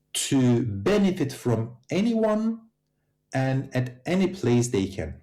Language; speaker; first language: English; non-native, fluent; Turkish